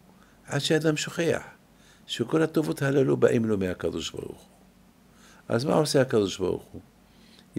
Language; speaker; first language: Hebrew; non-native, fluent; French